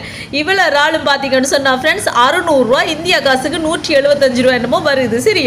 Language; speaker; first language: Tamil; native; Tamil